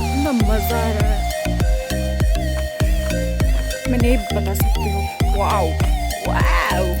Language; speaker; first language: Hindi; non-native, local second language; Assamese